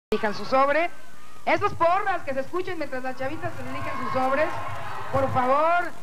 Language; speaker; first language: Spanish; native; Spanish